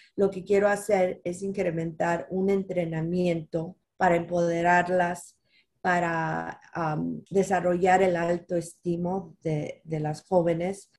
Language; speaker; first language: Spanish; early bilingual, heritage; Spanish